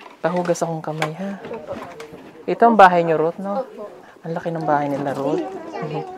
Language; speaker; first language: Filipino; native; Filipino